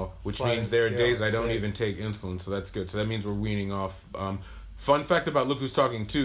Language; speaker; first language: English; native; English